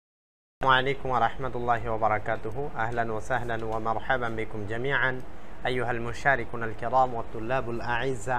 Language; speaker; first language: Arabic; non-native, fluent; Bangla